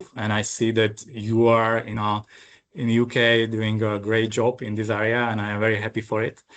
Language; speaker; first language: English; non-native, fluent; Slovak